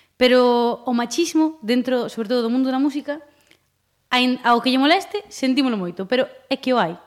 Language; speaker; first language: Galician; native; Galician